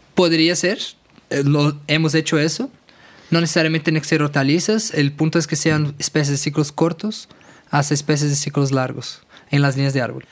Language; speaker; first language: Spanish; non-native, fluent; Portuguese